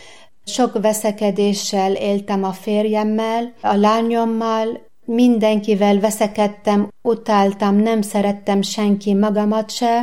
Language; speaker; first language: Hungarian; non-native, learner; Arabic